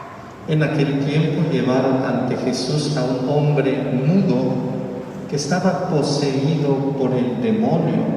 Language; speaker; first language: Spanish; native; Spanish